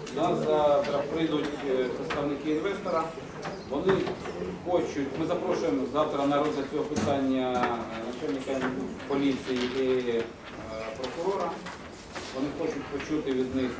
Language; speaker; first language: Ukrainian; native; Ukrainian